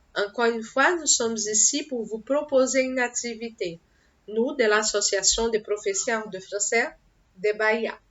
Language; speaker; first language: French; non-native, fluent; Portuguese